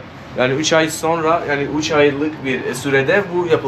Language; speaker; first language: Turkish; non-native, fluent; Persian